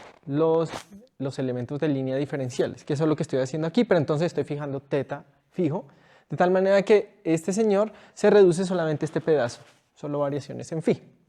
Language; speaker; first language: Spanish; native; Spanish